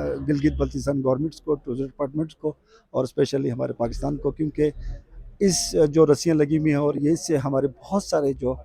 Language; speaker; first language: Hindi; non-native, local second language; Balti